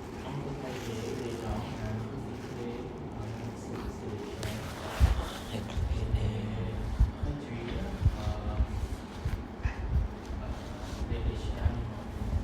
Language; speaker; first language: French; non-native, learner; Khmer